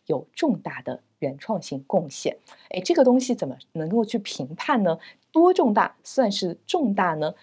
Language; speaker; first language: Chinese; native; Chinese